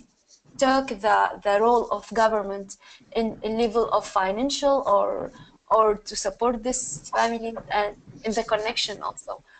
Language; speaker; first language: English; non-native, learner; Arabic